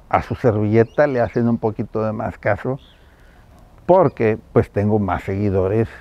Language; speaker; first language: Spanish; native; Spanish